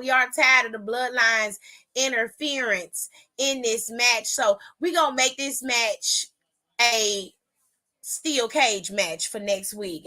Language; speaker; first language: English; native; English